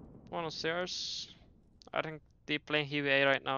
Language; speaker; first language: English; non-native, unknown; Turkish